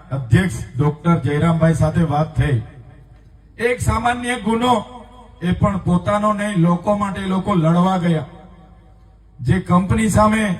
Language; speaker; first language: Gujarati; non-native, local second language; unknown